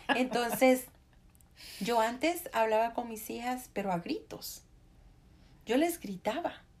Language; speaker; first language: Spanish; native; Spanish